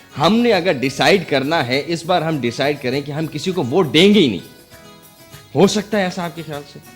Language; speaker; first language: Urdu; non-native, local second language; Baluchi